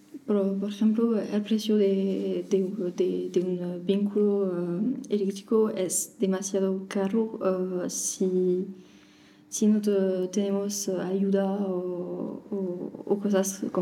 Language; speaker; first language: Spanish; non-native, learner; French